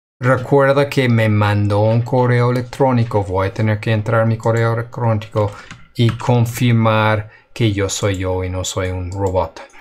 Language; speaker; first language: Spanish; non-native, fluent; English